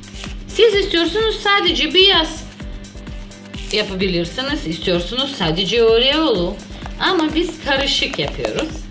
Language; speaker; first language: Turkish; non-native, learner; Russian